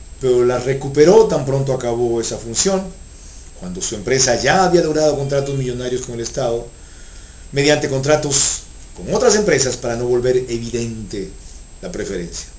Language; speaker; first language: Spanish; native; Spanish